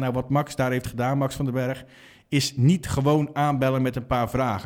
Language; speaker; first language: Dutch; native; Dutch